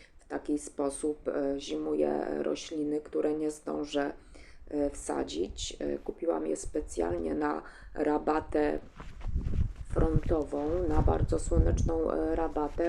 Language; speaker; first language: Polish; native; Polish